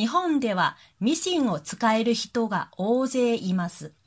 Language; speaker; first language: Japanese; non-native, fluent; Chinese